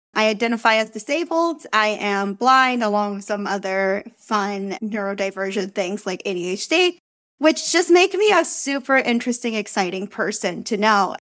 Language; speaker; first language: English; early bilingual, other home language; Spanish